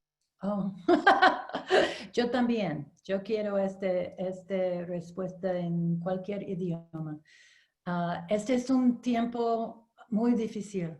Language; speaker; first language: Spanish; non-native, learner; English